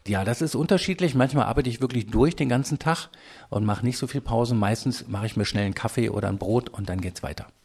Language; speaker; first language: German; native; German